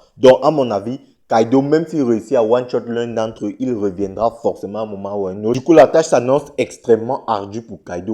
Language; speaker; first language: French; native; French